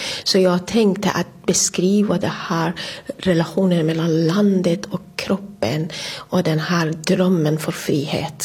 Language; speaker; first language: Swedish; non-native, fluent; Persian